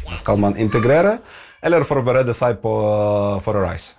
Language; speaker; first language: Norwegian; non-native, fluent; Ukrainian